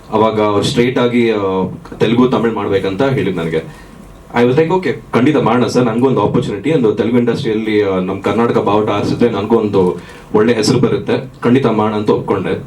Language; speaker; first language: Kannada; native; Kannada